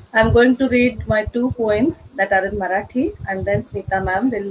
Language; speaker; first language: English; non-native, local second language; Marathi